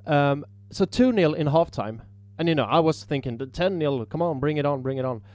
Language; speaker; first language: English; non-native, fluent; Swedish